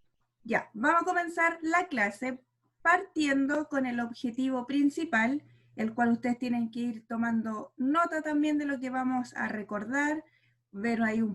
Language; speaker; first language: Spanish; native; Spanish